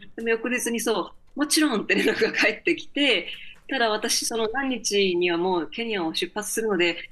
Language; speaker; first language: Japanese; native; Japanese